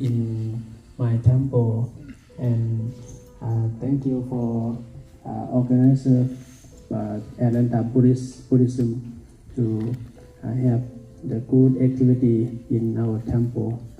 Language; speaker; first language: English; non-native, learner; Thai